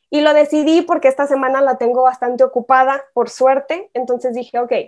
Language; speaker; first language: Spanish; native; Spanish